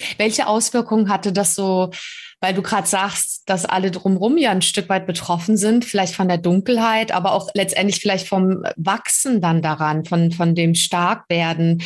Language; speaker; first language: German; early bilingual, other home language; Czech